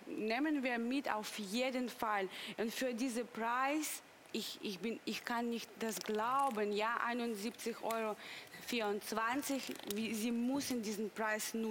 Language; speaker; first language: German; non-native, learner; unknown